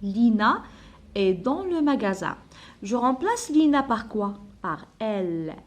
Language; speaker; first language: French; non-native, local second language; Arabic